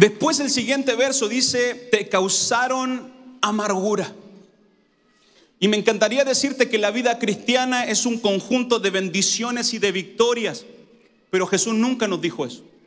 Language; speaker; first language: Spanish; native; Spanish